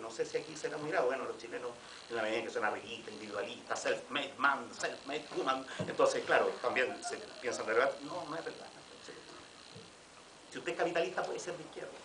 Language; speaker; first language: Spanish; native; Spanish